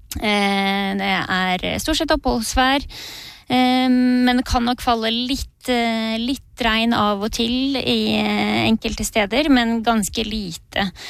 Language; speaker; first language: Norwegian; native; Norwegian